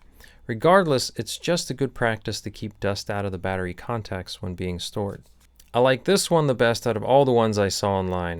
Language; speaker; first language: English; native; English